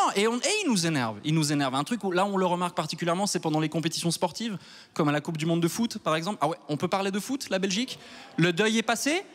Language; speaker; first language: French; native; French